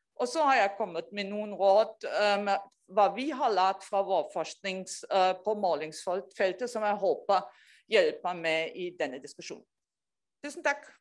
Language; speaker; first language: Norwegian; non-native, fluent; German